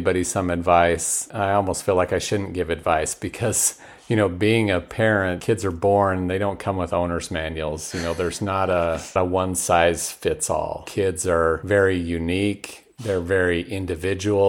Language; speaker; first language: English; native; English